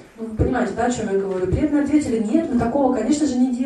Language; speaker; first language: Russian; native; Russian